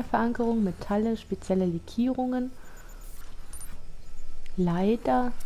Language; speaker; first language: German; native; German